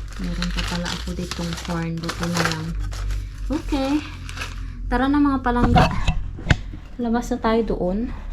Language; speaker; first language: Filipino; non-native, local second language; Cebuano